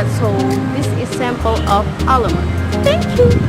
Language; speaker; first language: English; non-native, learner; Indonesian